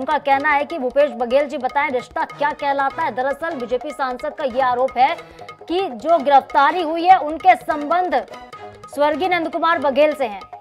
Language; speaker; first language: Hindi; native; Hindi